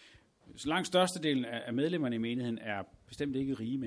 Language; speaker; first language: Danish; native; Danish